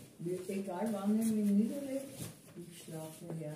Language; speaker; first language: German; native; German